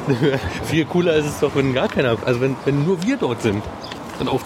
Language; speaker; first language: German; native; German